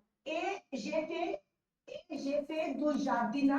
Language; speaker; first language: French; non-native, learner; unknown